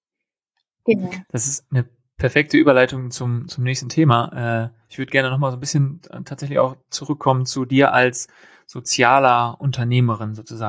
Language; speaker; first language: German; native; German